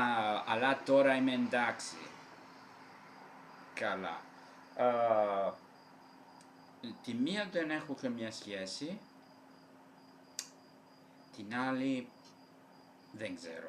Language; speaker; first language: Greek; non-native, fluent; Italian